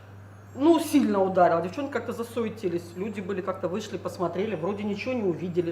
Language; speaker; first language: Russian; native; Russian